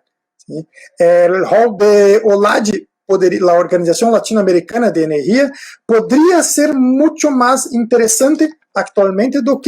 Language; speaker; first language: Spanish; non-native, fluent; Portuguese